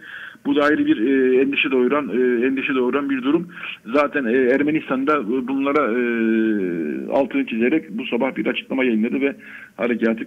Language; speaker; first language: Turkish; native; Turkish